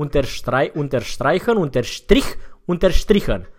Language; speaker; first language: German; non-native, fluent; Romanian